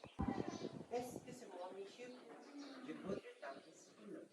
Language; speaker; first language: French; non-native, learner; Filipino